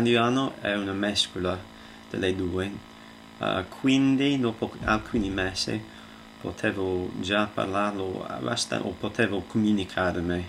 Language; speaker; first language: Italian; non-native, learner; English